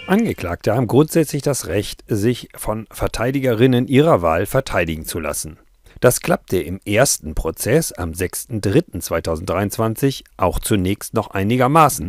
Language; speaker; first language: German; native; German